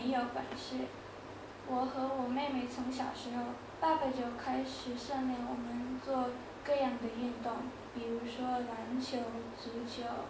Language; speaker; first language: Chinese; non-native, learner; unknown